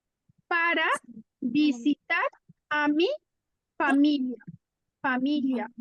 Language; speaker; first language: Spanish; non-native, fluent; Bangla